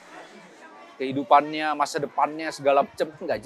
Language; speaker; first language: Indonesian; native; Indonesian